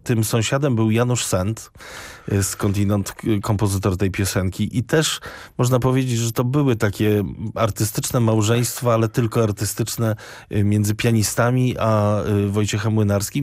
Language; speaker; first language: Polish; native; Polish